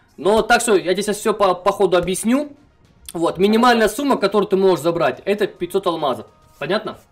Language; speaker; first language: Russian; non-native, local second language; Kazakh